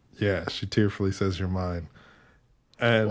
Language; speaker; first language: English; native; English